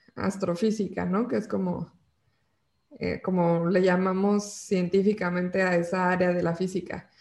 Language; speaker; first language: Spanish; native; Spanish